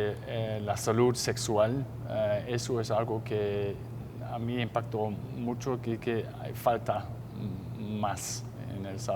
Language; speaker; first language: Spanish; non-native, fluent; English